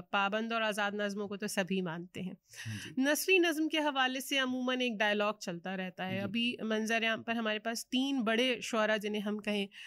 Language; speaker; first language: Urdu; native; Urdu